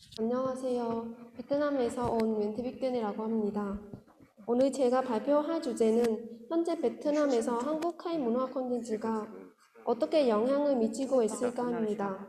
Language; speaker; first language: Korean; non-native, fluent; Vietnamese